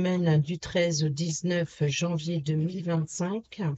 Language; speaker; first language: French; native; French